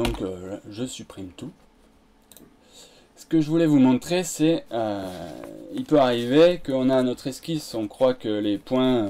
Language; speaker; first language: French; native; French